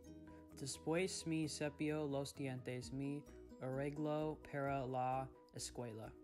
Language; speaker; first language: Spanish; non-native, learner; English